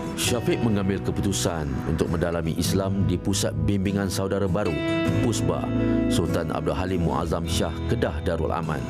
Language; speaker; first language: Malay; native; Malay